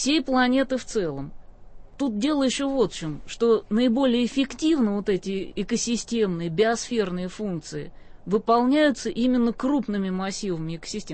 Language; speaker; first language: Russian; native; Russian